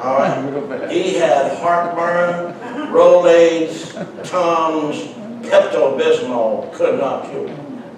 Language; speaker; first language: English; native; English